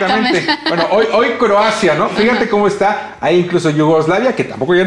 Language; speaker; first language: Spanish; native; Spanish